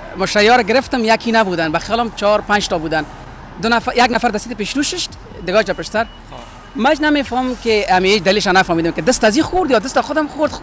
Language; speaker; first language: Persian; native; Persian